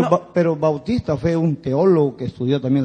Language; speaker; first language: Spanish; native; Spanish